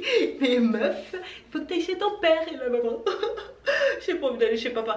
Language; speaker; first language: French; native; French